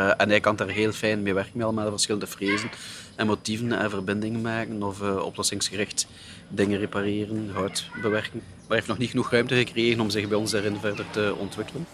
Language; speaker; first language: Dutch; native; Dutch